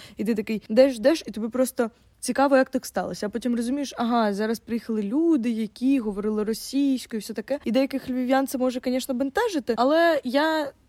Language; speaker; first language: Ukrainian; non-native, local second language; Russian